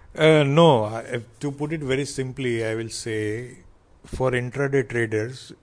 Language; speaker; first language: English; non-native, local second language; Hindi